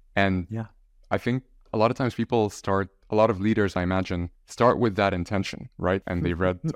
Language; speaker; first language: English; non-native, fluent; Arabic